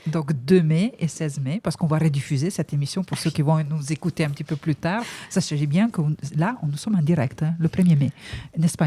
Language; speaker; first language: French; native; French